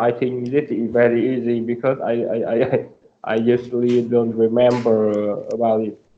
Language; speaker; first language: English; non-native, learner; Vietnamese